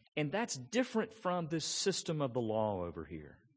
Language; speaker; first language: English; native; English